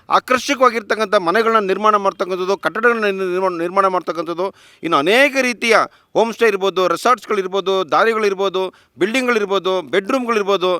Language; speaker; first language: Kannada; native; Kannada